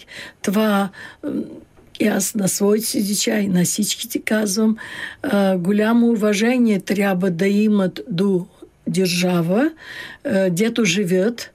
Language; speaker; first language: Bulgarian; early bilingual, heritage; Bulgarian